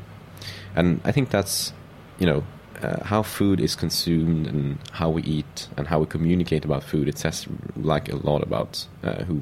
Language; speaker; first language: English; non-native, fluent; Swedish